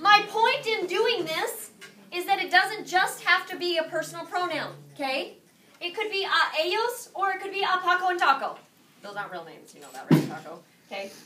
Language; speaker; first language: English; native; English